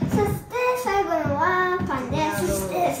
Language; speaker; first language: Japanese; early bilingual, heritage; Japanese